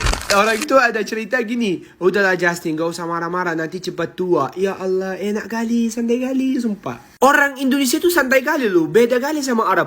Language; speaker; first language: Indonesian; non-native, fluent; Arabic